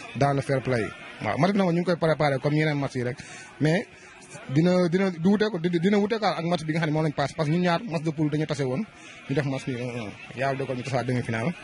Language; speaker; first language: Wolof; native; Wolof